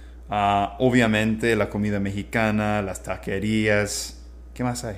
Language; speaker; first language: Spanish; non-native, fluent; English